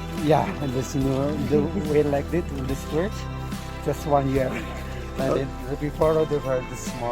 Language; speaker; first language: English; non-native, learner; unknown